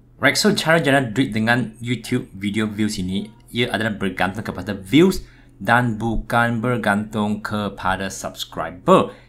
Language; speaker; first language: Malay; non-native, local second language; Chinese